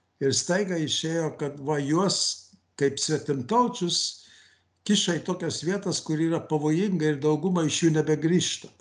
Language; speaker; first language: Lithuanian; early bilingual, heritage; Lithuanian